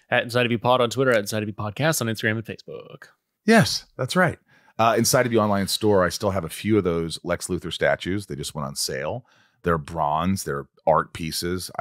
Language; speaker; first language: English; native; English